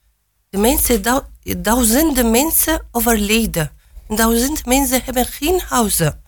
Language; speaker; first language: Dutch; non-native, learner; Arabic